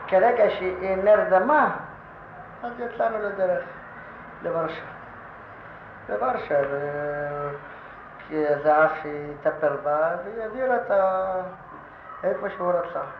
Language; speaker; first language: Hebrew; non-native, fluent; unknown